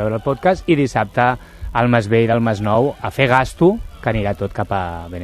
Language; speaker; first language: Catalan; native; Catalan